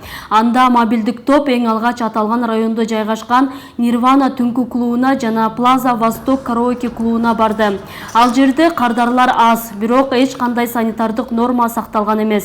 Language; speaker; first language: Kyrgyz; native; Kyrgyz